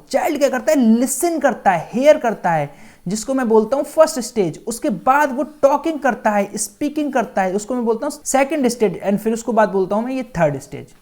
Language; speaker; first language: Hindi; native; Hindi